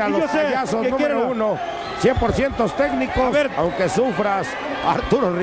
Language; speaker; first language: Spanish; native; Spanish